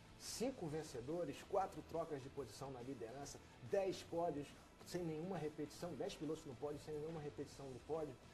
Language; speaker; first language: Portuguese; native; Portuguese